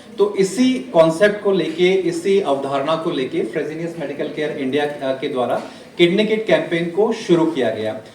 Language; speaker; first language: Hindi; native; Hindi